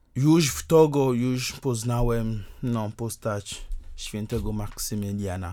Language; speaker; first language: Polish; non-native, fluent; Ewe